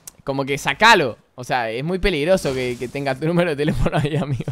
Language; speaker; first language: Spanish; native; Spanish